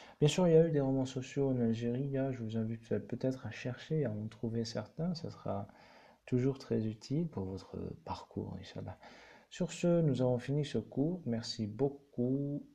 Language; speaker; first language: French; non-native, local second language; Arabic